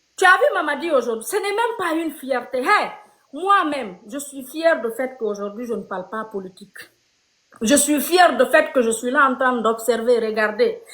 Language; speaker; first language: French; non-native, local second language; Fula